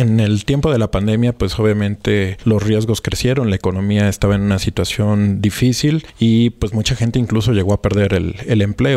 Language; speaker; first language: Spanish; native; Spanish